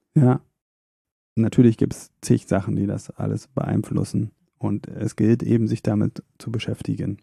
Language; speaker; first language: German; native; German